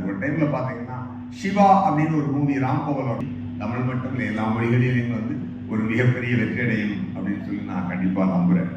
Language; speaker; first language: Tamil; native; Tamil